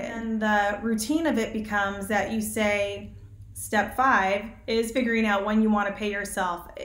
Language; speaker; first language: English; native; English